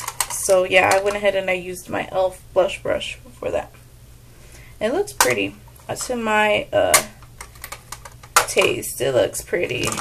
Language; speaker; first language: English; early bilingual, other home language; Spanish